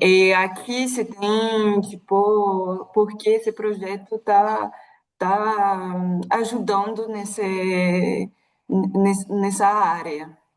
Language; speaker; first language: Portuguese; non-native, fluent; French